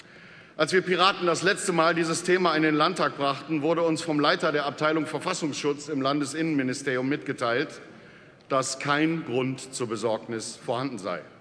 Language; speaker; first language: German; native; German